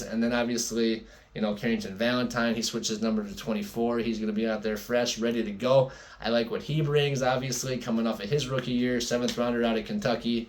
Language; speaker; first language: English; native; English